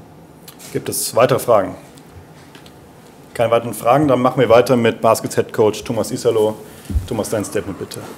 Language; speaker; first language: German; native; German